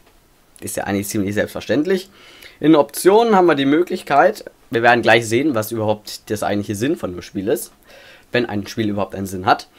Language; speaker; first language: German; native; German